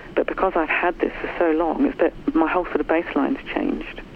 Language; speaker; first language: English; native; English